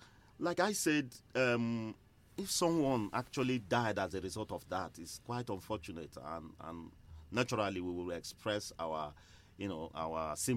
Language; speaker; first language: English; non-native, local second language; Igbo